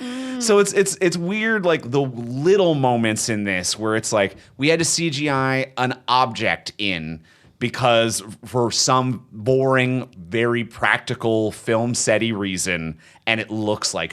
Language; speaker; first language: English; native; English